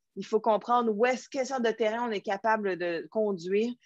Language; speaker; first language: French; native; French